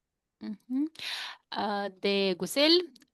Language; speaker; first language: Spanish; non-native, fluent; Russian